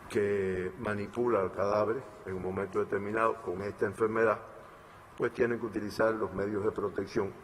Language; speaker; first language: Spanish; native; Spanish